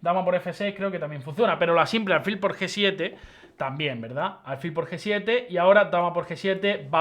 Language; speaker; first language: Spanish; native; Spanish